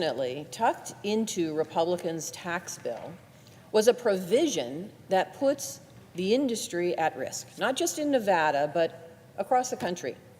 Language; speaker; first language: English; native; English